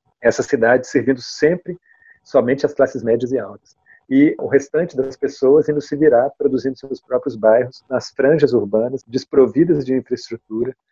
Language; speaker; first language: Portuguese; native; Portuguese